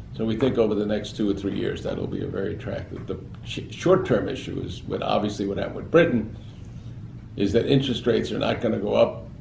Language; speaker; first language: English; native; English